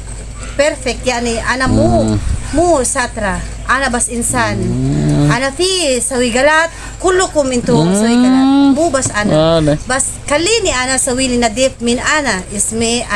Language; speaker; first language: Arabic; non-native, learner; Filipino